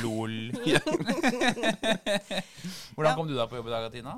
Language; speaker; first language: Norwegian; native; Norwegian